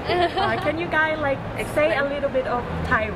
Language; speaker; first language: English; non-native, fluent; Thai